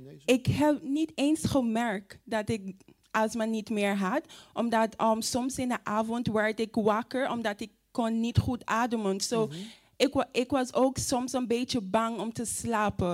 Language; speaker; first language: Dutch; non-native, fluent; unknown